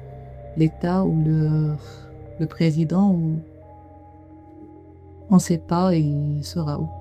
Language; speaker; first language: French; non-native, learner; Arabic